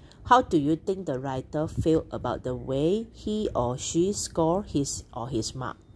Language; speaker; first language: English; non-native, local second language; Chinese